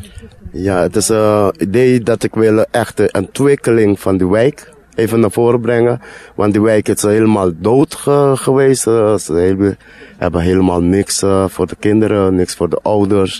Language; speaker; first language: Dutch; non-native, learner; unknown